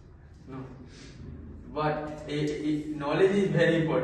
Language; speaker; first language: English; non-native, learner; Hindi